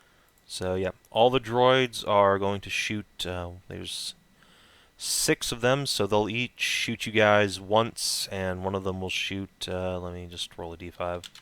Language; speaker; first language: English; native; English